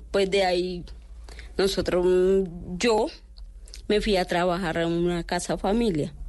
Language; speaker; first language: Spanish; non-native, local second language; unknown